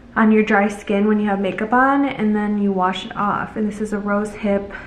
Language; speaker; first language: English; native; English